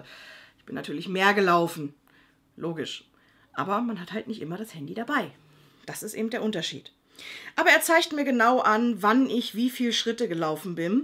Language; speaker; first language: German; native; German